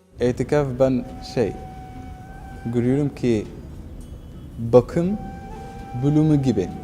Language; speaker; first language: Turkish; non-native, learner; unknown